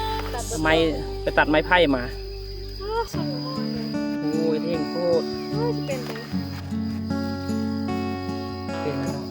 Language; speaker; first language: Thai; non-native, local second language; Lao